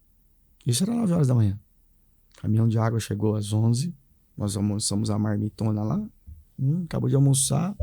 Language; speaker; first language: Portuguese; native; Portuguese